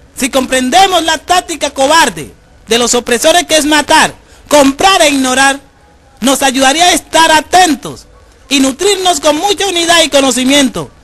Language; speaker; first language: Spanish; native; Spanish